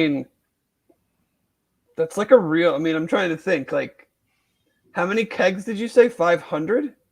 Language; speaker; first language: English; native; English